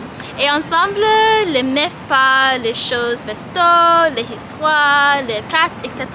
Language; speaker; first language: French; non-native, learner; English